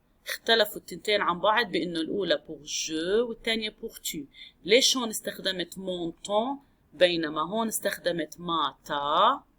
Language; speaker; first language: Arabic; native; Arabic